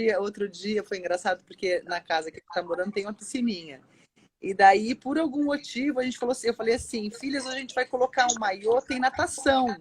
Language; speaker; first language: Portuguese; native; Portuguese